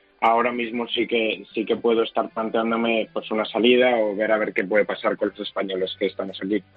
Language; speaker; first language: Spanish; native; Spanish